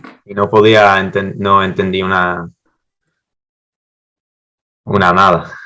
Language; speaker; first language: Spanish; non-native, fluent; Dutch